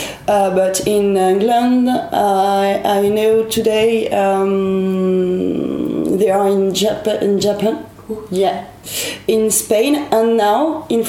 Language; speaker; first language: English; non-native, learner; French